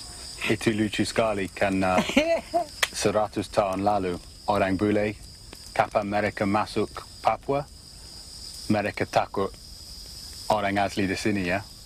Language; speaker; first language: Indonesian; non-native, learner; English